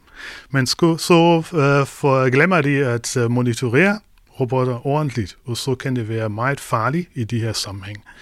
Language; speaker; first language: Danish; non-native, fluent; German